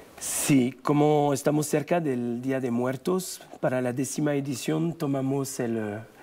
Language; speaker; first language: Spanish; non-native, fluent; French